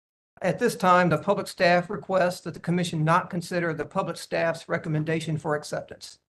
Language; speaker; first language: English; native; English